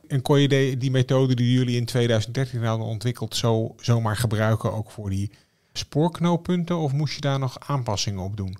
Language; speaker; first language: Dutch; native; Dutch